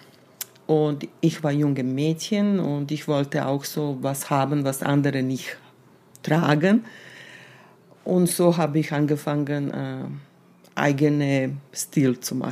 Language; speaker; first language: German; non-native, fluent; Serbian